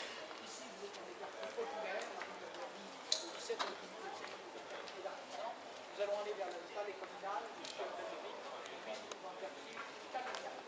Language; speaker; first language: French; native; French